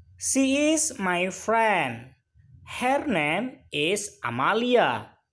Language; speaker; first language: English; non-native, fluent; Indonesian